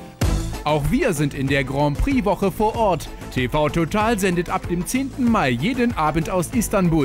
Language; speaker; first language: German; native; German